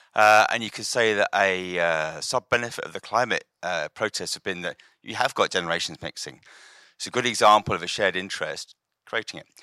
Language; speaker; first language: English; native; English